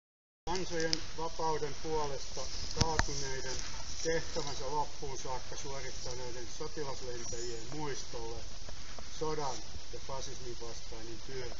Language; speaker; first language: Finnish; native; Finnish